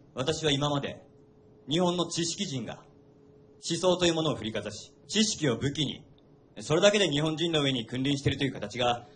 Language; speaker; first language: Japanese; native; Japanese